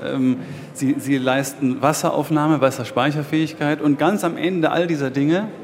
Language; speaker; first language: German; native; German